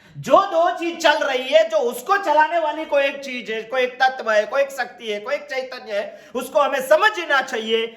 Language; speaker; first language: Hindi; non-native, local second language; Gujarati